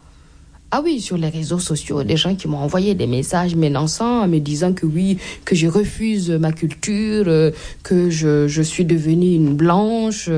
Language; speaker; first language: French; non-native, local second language; Mossi